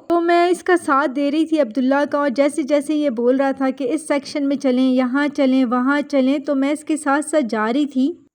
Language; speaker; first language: Urdu; native; Urdu